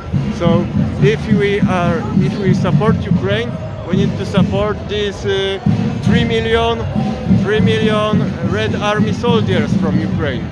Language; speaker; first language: English; non-native, fluent; Polish